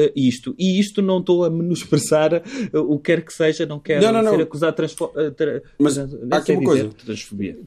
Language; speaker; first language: Portuguese; native; Portuguese